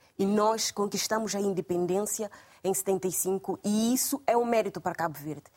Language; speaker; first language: Portuguese; non-native, local second language; Kabuverdianu